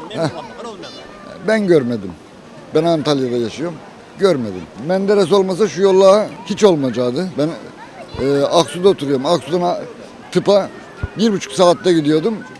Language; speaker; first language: Turkish; native; Turkish